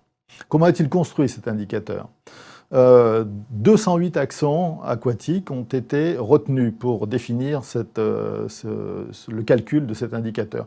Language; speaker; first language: French; native; French